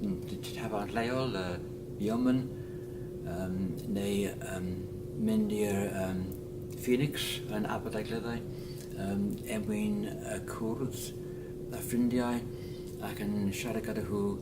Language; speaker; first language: Welsh; non-native, learner; English